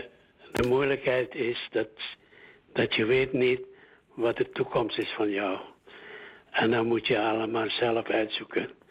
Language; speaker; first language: Dutch; early bilingual, other home language; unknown